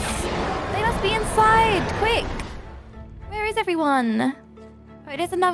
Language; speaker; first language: English; native; English